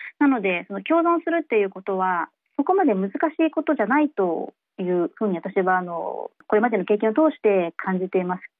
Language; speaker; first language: Japanese; native; Japanese